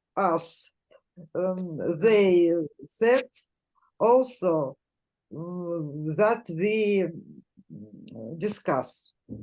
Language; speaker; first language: English; non-native, learner; Russian